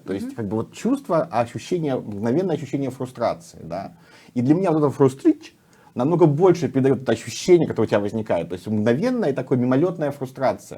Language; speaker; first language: Russian; native; Russian